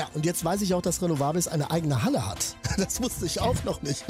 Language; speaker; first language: German; native; German